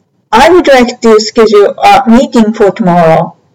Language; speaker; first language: English; non-native, fluent; Japanese